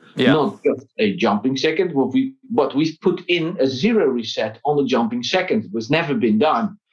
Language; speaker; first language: English; non-native, fluent; Dutch